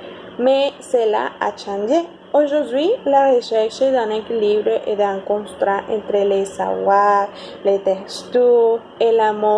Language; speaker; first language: French; non-native, learner; Spanish